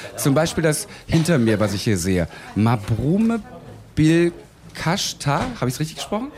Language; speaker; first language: German; native; German